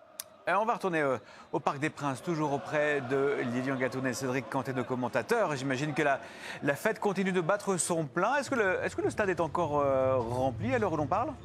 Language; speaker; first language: French; native; French